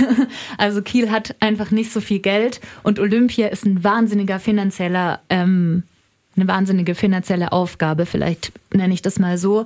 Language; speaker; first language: German; native; German